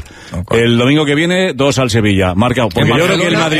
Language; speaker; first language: Spanish; native; Spanish